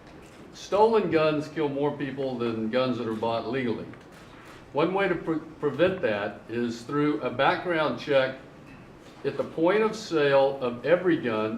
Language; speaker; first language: English; native; English